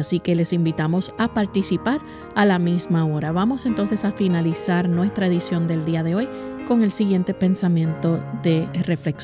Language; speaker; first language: Spanish; native; Spanish